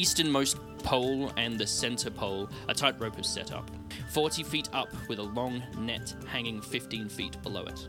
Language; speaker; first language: English; native; English